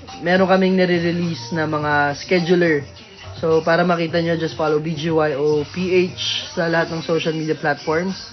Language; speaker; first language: Filipino; native; Filipino